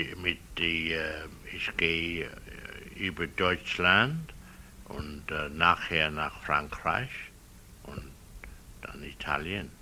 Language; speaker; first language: German; non-native, learner; English